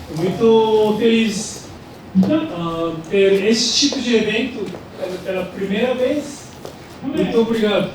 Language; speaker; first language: Portuguese; non-native, learner; Korean